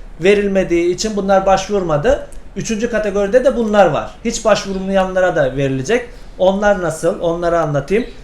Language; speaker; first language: Turkish; native; Turkish